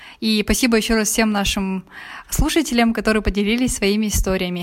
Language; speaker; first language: Russian; native; Russian